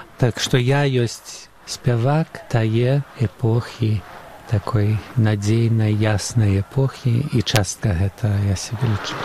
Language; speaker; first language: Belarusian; early bilingual, heritage; Belarusian